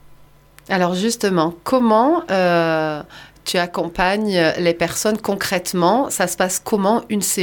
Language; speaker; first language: French; native; French